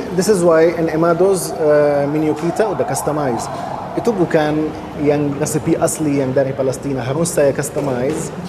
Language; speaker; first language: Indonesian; non-native, fluent; Arabic